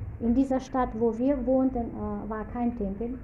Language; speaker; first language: German; non-native, fluent; Russian